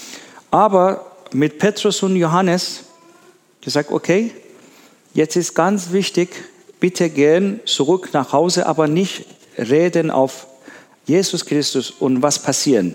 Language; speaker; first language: German; non-native, learner; Persian